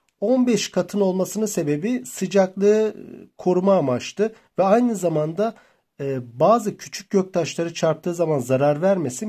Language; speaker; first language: Turkish; native; Turkish